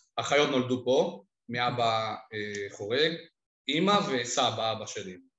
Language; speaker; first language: Hebrew; early bilingual, other home language; Russian